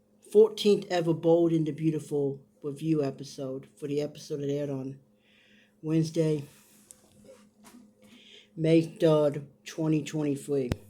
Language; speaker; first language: English; native; English